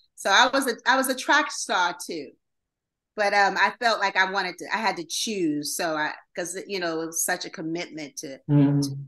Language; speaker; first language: English; native; English